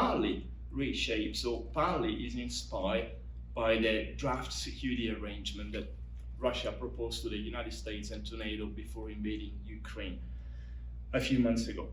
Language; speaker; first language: English; non-native, fluent; Italian